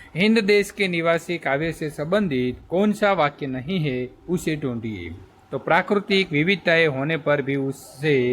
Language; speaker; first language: Hindi; non-native, local second language; Gujarati